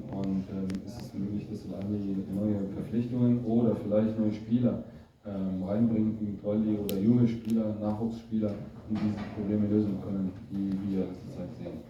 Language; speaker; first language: German; non-native, fluent; Arabic